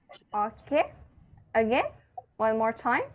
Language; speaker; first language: English; non-native, fluent; Indonesian